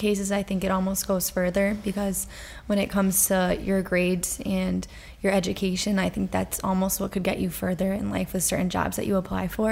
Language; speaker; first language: English; native; English